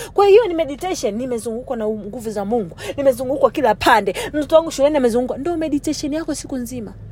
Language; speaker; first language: Swahili; native; Swahili